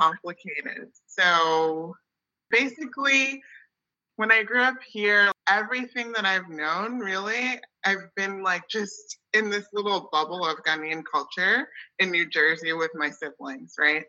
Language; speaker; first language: English; early bilingual, other home language; Akan